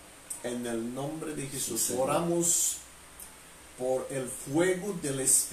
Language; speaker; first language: Spanish; non-native, fluent; Bulgarian